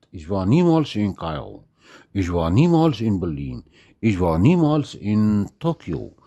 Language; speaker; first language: German; non-native, fluent; Arabic